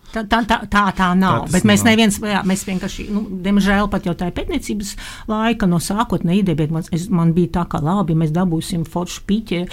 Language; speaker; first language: Latvian; non-native, local second language; Russian